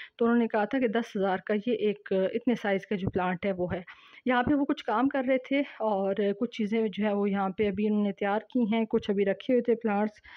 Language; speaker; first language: Urdu; native; Urdu